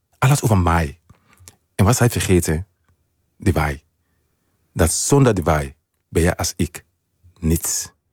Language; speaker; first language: Dutch; non-native, fluent; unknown